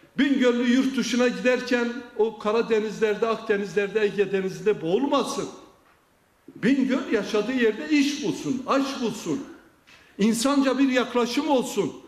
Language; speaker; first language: Turkish; non-native, local second language; Kurdish